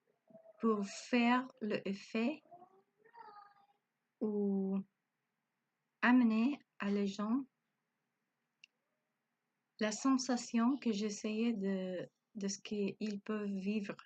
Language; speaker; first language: French; non-native, learner; Spanish